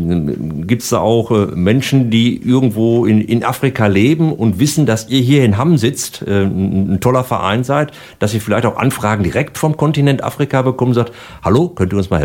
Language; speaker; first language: German; native; German